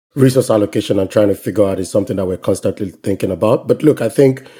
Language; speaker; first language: English; non-native, local second language; Yoruba